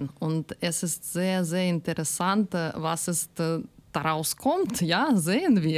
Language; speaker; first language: German; non-native, learner; Ukrainian